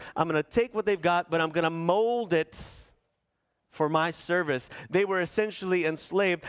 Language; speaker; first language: English; early bilingual, other home language; Spanish